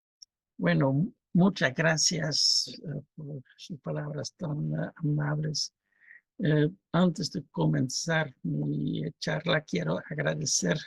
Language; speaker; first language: Spanish; non-native, fluent; Dutch